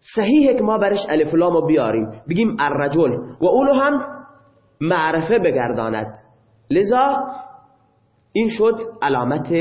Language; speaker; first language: Persian; non-native, local second language; Baluchi